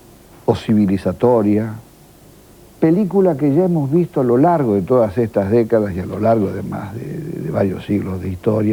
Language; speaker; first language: Spanish; native; Spanish